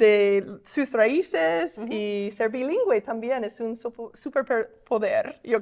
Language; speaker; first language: Spanish; non-native, fluent; English